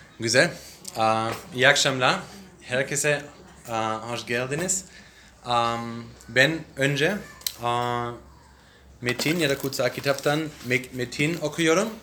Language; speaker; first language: Turkish; non-native, learner; English